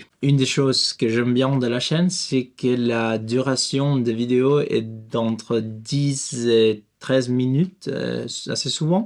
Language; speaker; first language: French; non-native, learner; Spanish